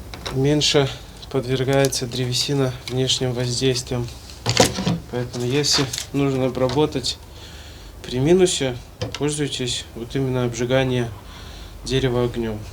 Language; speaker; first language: Russian; native; Russian